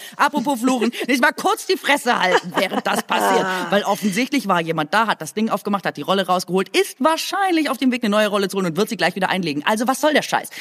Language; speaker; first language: German; non-native, local second language; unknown